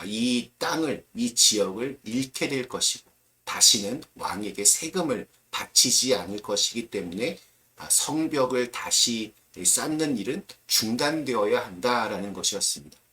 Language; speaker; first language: Korean; native; Korean